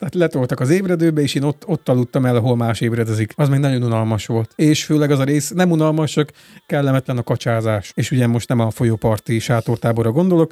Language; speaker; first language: Hungarian; native; Hungarian